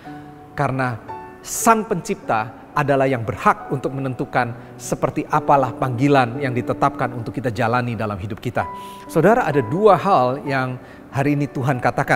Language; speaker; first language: Indonesian; native; Indonesian